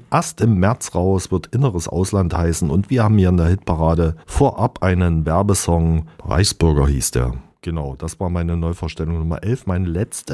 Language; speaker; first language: German; native; German